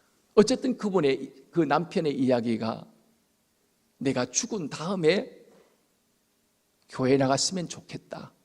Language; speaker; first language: Korean; native; Korean